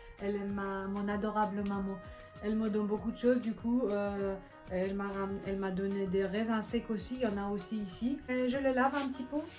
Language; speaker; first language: French; non-native, fluent; Persian